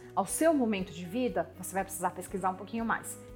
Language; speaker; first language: Portuguese; non-native, fluent; French